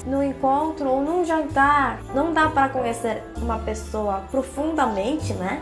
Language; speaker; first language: Portuguese; non-native, fluent; Korean